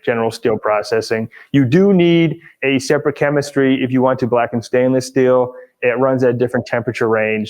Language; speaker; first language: English; native; English